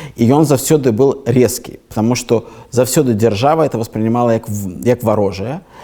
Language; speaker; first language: Belarusian; non-native, local second language; Russian